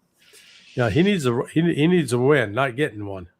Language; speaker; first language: English; native; English